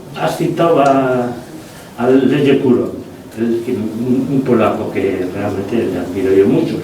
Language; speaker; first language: Spanish; non-native, local second language; Basque